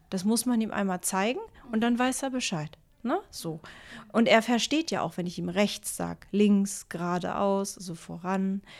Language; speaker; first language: German; native; German